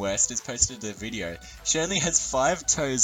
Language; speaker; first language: English; native; English